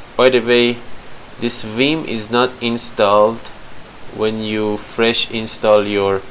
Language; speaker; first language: English; non-native, fluent; Persian